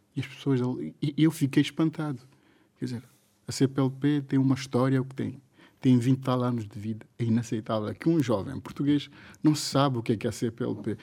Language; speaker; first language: Portuguese; non-native, local second language; Upper Guinea Crioulo